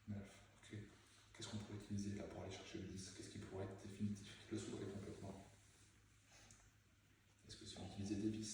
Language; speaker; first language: French; native; French